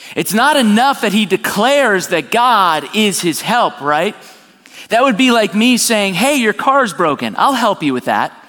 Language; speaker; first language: English; native; English